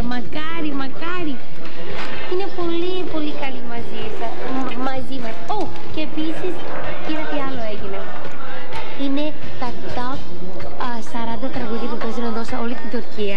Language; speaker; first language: Greek; early bilingual, heritage; English